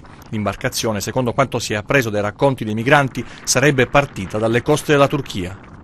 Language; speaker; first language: Italian; native; Italian